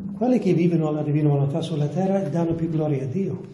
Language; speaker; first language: Italian; non-native, fluent; English